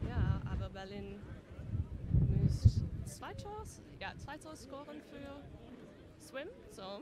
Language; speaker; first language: German; non-native, learner; Dutch